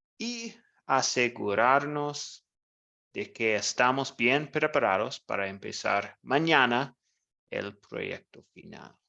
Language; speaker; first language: Spanish; non-native, fluent; English